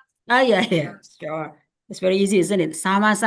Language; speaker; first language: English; non-native, fluent; Indonesian